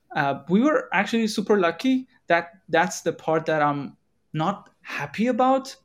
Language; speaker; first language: English; non-native, fluent; Persian